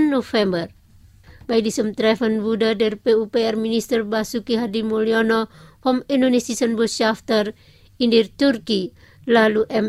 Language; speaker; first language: German; non-native, fluent; Indonesian